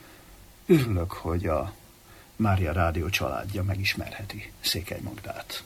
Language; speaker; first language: Hungarian; native; Hungarian